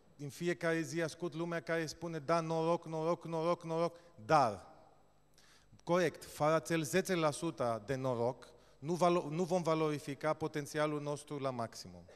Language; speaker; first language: Romanian; non-native, fluent; Greek